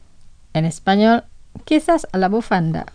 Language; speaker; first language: Spanish; non-native, fluent; Indonesian